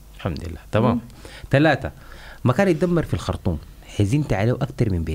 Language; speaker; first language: Arabic; native; Arabic